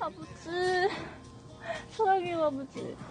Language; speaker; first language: Korean; non-native, learner; Japanese